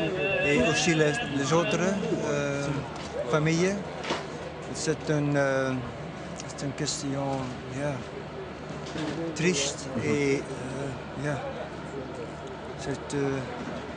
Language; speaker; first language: French; non-native, learner; Dutch